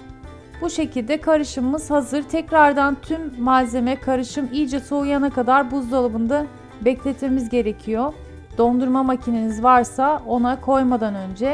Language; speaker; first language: Turkish; native; Turkish